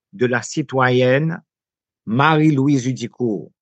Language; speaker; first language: French; non-native, local second language; Haitian Creole